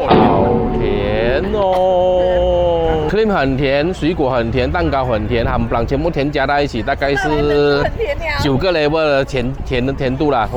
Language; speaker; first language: Chinese; native; Chinese